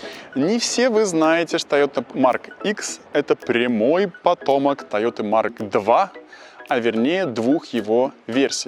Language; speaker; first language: Russian; native; Russian